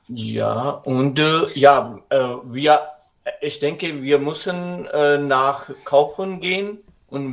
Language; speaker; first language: German; non-native, learner; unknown